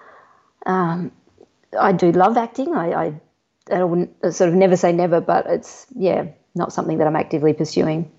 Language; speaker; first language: English; native; English